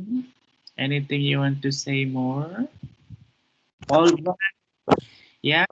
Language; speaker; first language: English; non-native, fluent; Indonesian